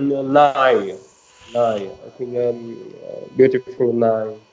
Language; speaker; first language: English; non-native, learner; Vietnamese